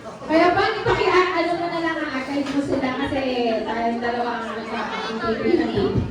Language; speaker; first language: Filipino; native; Filipino